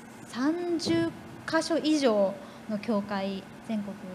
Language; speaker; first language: Japanese; native; Japanese